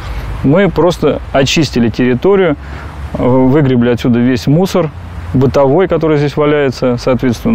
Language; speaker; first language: Russian; native; Russian